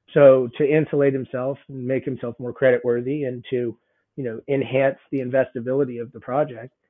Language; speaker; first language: English; native; English